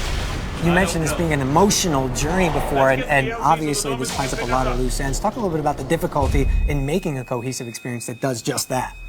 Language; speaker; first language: English; native; English